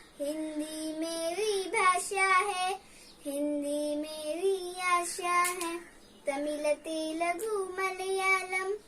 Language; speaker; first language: Hindi; non-native, local second language; Marathi